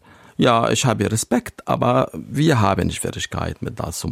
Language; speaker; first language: German; non-native, fluent; Arabic